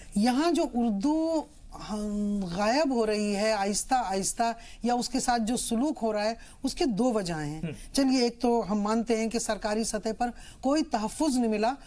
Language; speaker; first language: Hindi; native; Hindi